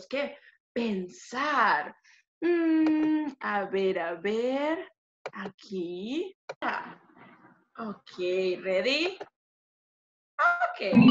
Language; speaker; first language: Spanish; non-native, fluent; English